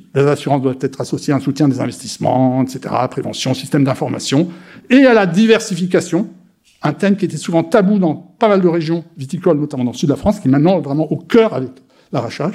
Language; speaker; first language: French; native; French